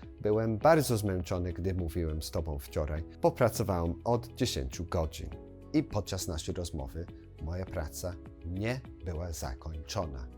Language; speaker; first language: Polish; non-native, fluent; English